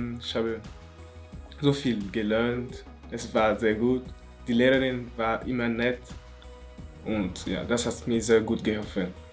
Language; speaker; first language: German; non-native, learner; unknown